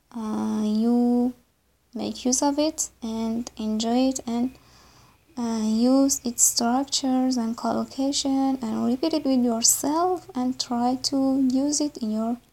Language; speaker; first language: English; non-native, fluent; Persian